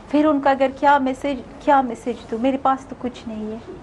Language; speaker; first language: Hindi; non-native, fluent; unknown